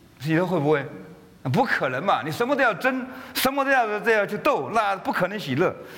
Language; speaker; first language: Chinese; native; Chinese